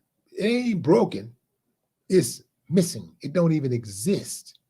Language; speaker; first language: English; native; English